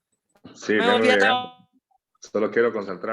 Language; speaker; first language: Spanish; native; Spanish